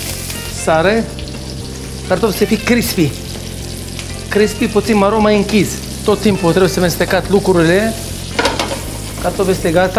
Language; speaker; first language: Romanian; non-native, learner; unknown